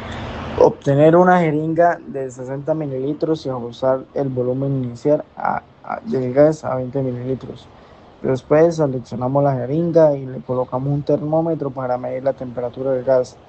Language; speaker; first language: Spanish; native; Spanish